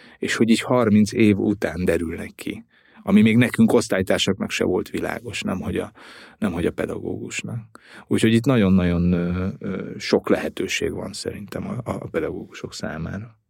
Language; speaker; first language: Hungarian; native; Hungarian